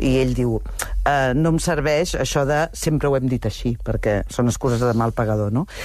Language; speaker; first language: Catalan; native; Catalan